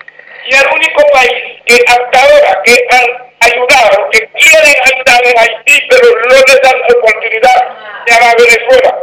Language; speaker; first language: Spanish; non-native, fluent; Haitian Creole